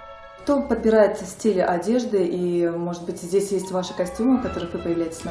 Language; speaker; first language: Russian; native; Russian